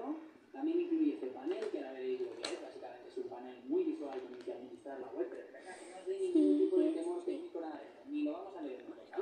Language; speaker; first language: Spanish; native; Spanish